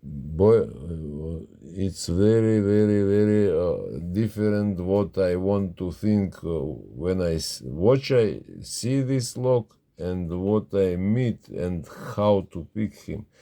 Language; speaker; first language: English; non-native, learner; Russian